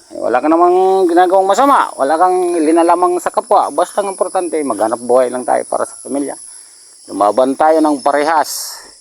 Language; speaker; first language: Filipino; non-native, local second language; Waray